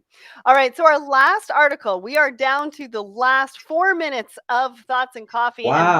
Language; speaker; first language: English; native; English